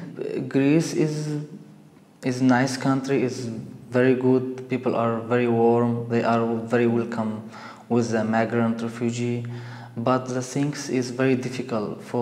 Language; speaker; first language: English; non-native, learner; Arabic